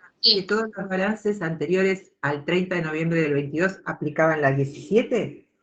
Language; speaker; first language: Spanish; native; Spanish